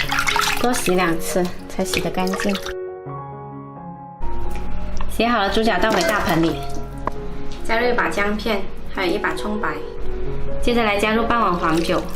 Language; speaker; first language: Chinese; non-native, local second language; Hakka Chinese